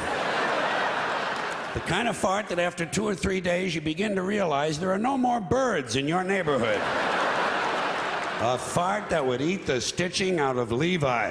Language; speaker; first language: English; native; English